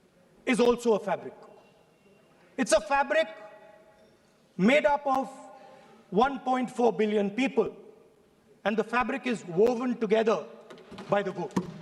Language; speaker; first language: English; non-native, local second language; Hindi